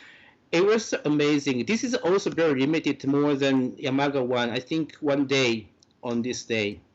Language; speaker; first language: English; non-native, fluent; Japanese